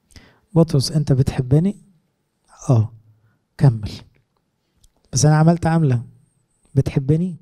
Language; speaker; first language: Arabic; native; Arabic